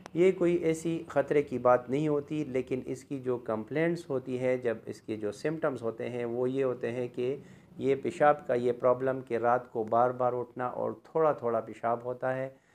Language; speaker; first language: Urdu; non-native, local second language; Pashto